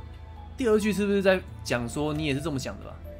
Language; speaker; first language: Chinese; native; Chinese